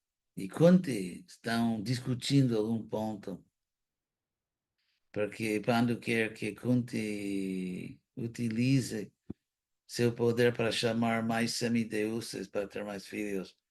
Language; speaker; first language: Portuguese; non-native, fluent; English